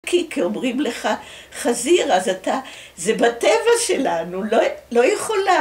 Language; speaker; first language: Hebrew; early bilingual, other home language; Dutch